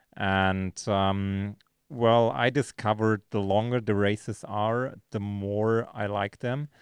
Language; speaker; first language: English; non-native, fluent; German